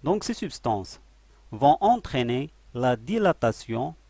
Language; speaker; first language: French; non-native, local second language; Arabic